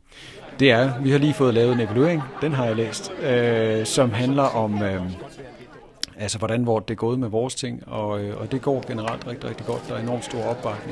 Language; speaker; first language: Danish; native; Danish